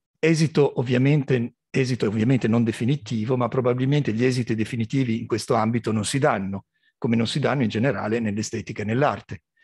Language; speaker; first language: Italian; native; Italian